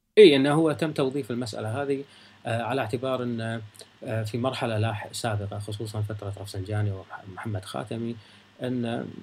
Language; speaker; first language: Arabic; native; Arabic